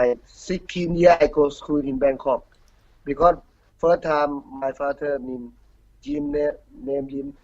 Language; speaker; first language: English; non-native, learner; Thai